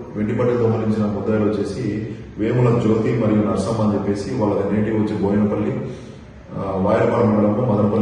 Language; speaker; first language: Telugu; native; Telugu